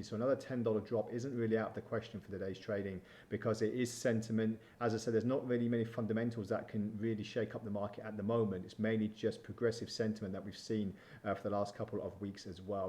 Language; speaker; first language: English; native; English